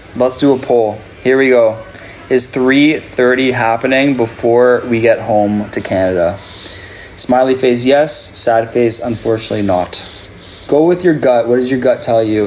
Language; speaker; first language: English; native; English